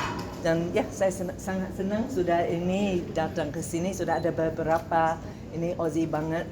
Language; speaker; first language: Indonesian; non-native, fluent; English